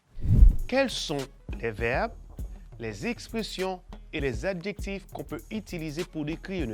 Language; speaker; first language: French; non-native, fluent; Spanish